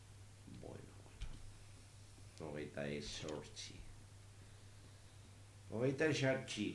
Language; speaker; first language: Basque; native; Basque